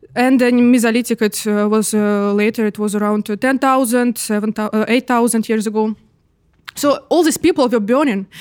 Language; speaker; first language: English; non-native, fluent; Russian